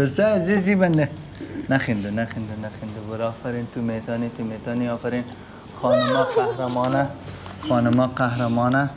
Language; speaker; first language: Persian; native; Persian